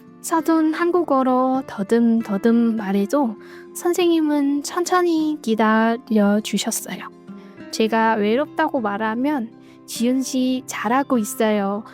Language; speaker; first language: Korean; non-native, fluent; Vietnamese